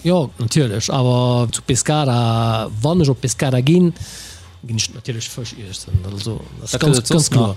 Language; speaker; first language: Luxembourgish; early bilingual, other home language; Italian